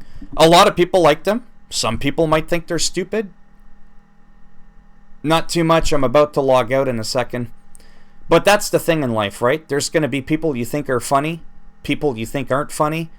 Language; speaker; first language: English; native; English